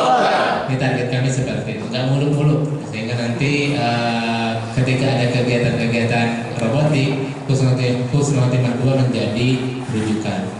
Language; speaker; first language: Indonesian; native; Indonesian